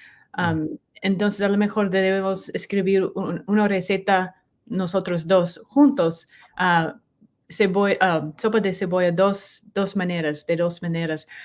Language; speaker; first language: Spanish; non-native, learner; English